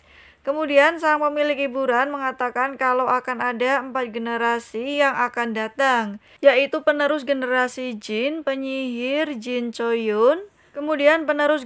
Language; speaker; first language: Indonesian; native; Indonesian